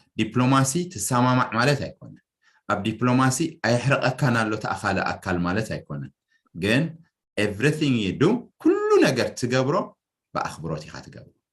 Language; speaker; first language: Tigrinya; native; Tigrinya